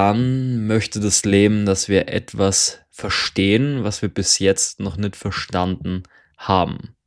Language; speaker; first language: German; native; German